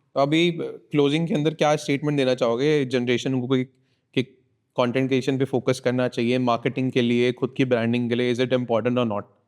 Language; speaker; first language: Hindi; native; Hindi